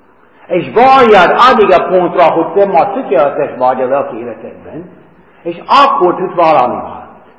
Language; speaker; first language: Hungarian; non-native, fluent; English